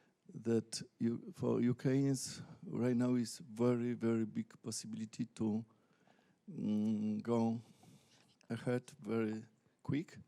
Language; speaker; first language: English; non-native, learner; Polish